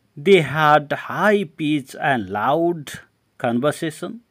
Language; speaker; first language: English; non-native, local second language; Nepali